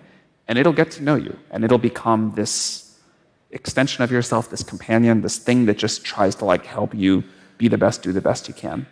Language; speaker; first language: English; native; English